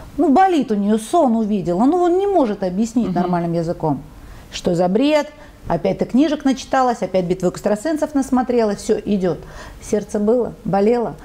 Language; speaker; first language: Russian; non-native, local second language; Chechen